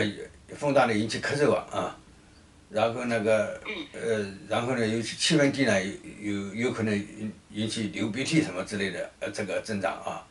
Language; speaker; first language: Chinese; native; Chinese